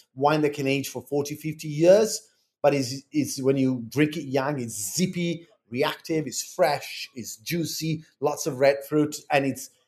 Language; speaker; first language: English; non-native, fluent; Italian